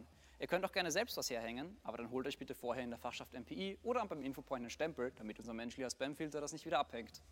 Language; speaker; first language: German; native; German